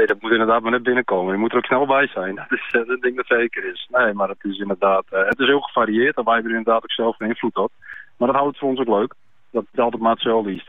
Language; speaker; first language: Dutch; native; Dutch